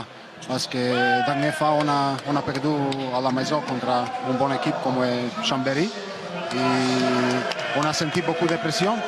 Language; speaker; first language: French; non-native, learner; Macedonian